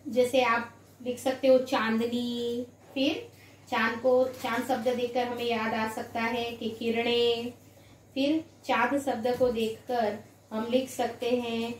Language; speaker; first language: Hindi; non-native, local second language; Gujarati